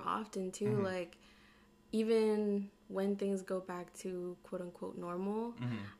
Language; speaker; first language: English; native; English